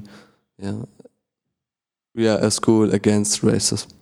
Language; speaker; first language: English; non-native, learner; German